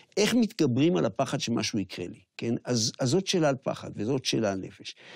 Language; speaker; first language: Hebrew; native; Hebrew